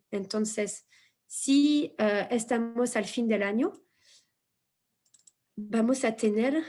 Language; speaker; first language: Spanish; non-native, fluent; French